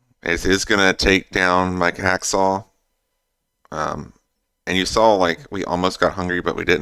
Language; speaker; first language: English; native; English